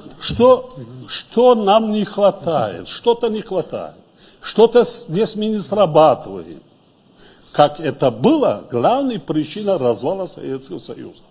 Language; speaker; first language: Russian; non-native, local second language; Tajik